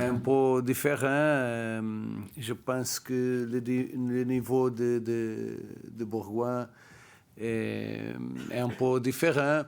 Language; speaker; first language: French; non-native, learner; Portuguese